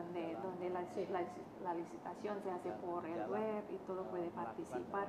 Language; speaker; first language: Spanish; non-native, fluent; Indonesian